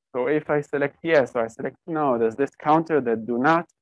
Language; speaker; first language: English; non-native, fluent; Hebrew